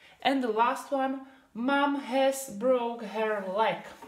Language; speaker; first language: English; non-native, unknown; Czech